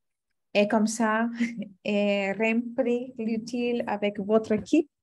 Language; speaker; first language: French; non-native, fluent; Spanish